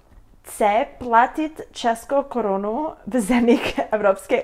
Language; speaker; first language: Czech; non-native, learner; English